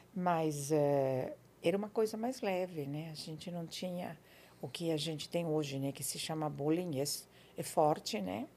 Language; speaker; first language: Portuguese; non-native, fluent; Spanish